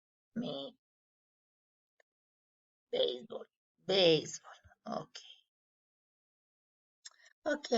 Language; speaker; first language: English; non-native, learner; Spanish